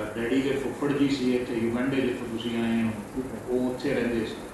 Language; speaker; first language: Punjabi; early bilingual, heritage; Punjabi